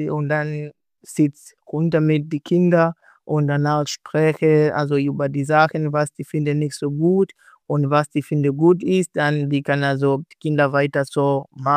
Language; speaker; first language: German; non-native, learner; Swahili